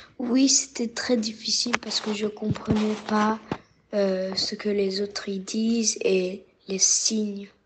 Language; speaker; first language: French; early bilingual, heritage; French